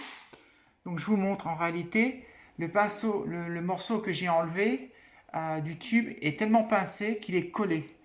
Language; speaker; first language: French; native; French